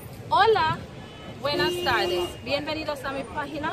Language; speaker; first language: Spanish; non-native, fluent; English